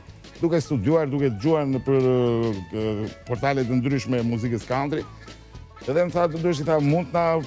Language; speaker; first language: Albanian; native; Albanian